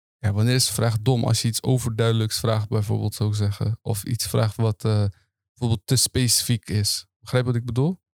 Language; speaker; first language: Dutch; early bilingual, other home language; Turkish